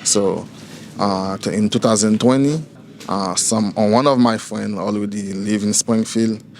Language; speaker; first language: English; non-native, learner; Haitian Creole